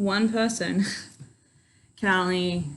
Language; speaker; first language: English; native; English